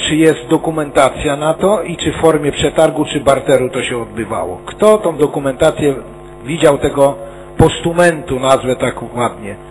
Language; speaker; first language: Polish; native; Polish